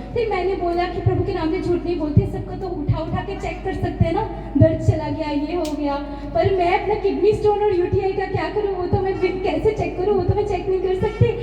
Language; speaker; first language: Hindi; non-native, local second language; Bangla